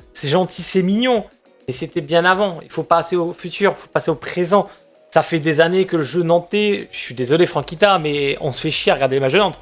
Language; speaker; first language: French; native; French